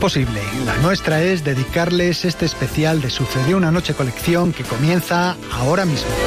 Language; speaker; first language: Spanish; native; Spanish